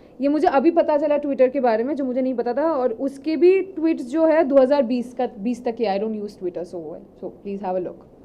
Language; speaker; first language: Hindi; non-native, local second language; Bangla